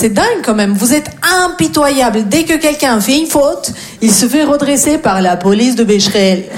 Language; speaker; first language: French; non-native, fluent; Russian